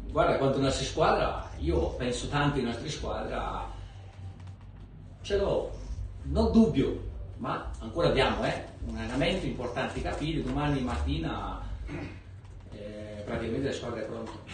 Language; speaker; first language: Italian; non-native, fluent; Portuguese